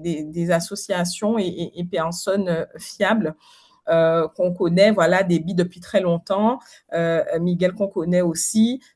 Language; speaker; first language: French; native; French